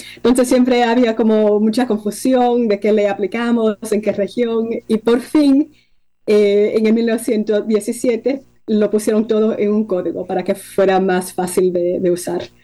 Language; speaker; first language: Spanish; early bilingual, heritage; Spanish